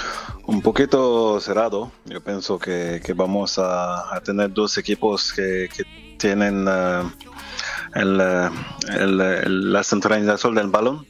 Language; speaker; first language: Spanish; non-native, fluent; French